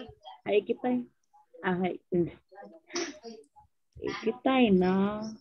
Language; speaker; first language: Japanese; non-native, learner; Filipino